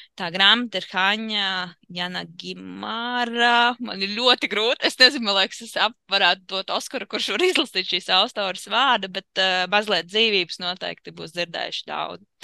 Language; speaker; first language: Latvian; native; Latvian